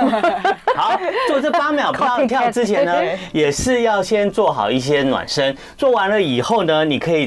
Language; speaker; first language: Chinese; native; Chinese